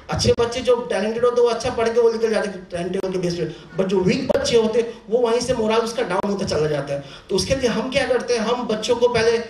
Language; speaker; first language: Hindi; non-native, local second language; Bangla